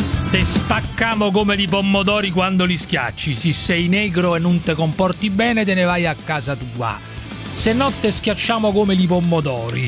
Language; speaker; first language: Italian; native; Italian